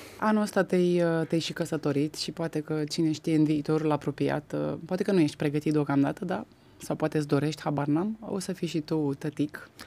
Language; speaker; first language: Romanian; native; Romanian